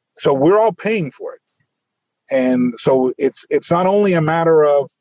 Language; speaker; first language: English; non-native, fluent; Spanish